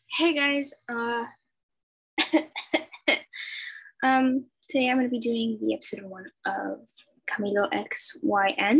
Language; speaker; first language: English; non-native, fluent; Spanish